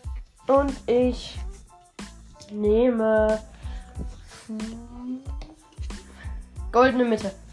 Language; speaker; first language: German; native; German